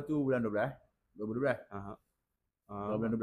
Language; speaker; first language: Malay; native; Malay